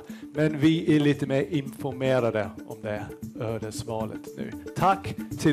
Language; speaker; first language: Swedish; non-native, fluent; English